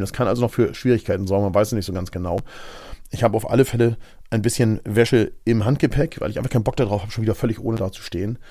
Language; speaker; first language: German; native; German